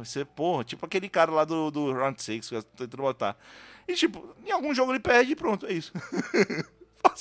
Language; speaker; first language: Portuguese; native; Portuguese